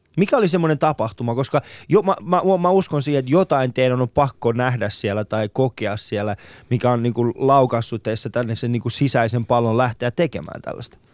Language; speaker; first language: Finnish; non-native, fluent; Persian